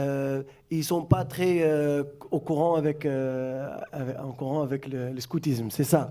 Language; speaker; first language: French; non-native, fluent; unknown